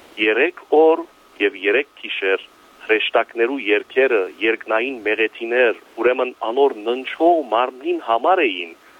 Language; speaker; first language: Armenian; early bilingual, heritage; Armenian